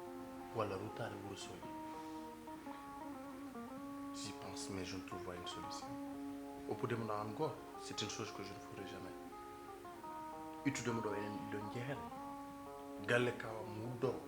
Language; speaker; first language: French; non-native, local second language; Fula